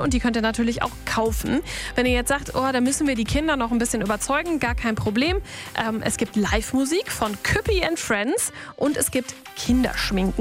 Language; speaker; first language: German; native; German